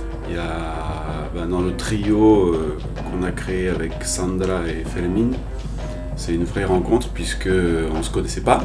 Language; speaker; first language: French; native; French